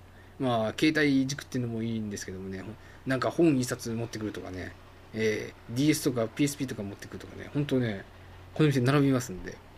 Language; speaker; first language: Japanese; native; Japanese